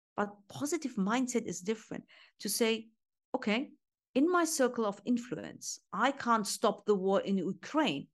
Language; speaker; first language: English; non-native, fluent; Turkish